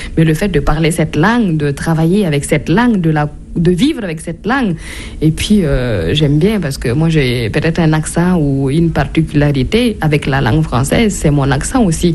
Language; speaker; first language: French; non-native, local second language; Mossi